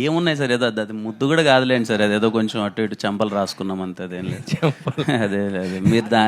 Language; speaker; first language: Telugu; native; Telugu